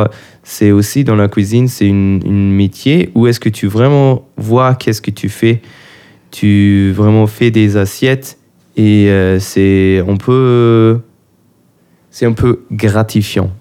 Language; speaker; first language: French; non-native, learner; German